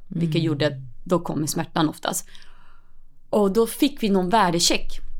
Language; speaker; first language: Swedish; early bilingual, other home language; Spanish